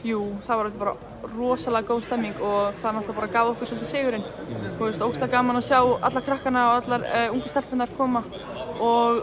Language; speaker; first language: Icelandic; native; Icelandic